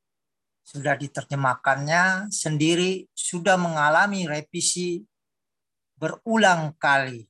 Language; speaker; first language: Indonesian; native; Indonesian